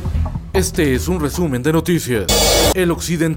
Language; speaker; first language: Spanish; native; Spanish